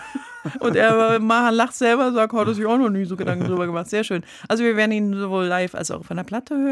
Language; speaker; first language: German; native; German